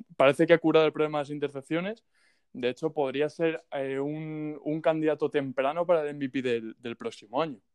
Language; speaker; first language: Spanish; native; Spanish